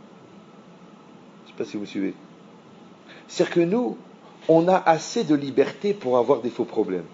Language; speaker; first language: French; native; French